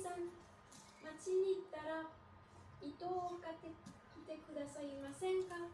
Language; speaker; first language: Japanese; non-native, learner; French